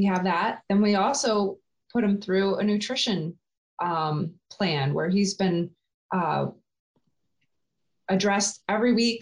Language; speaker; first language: English; native; English